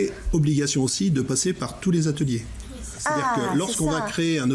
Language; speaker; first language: French; native; French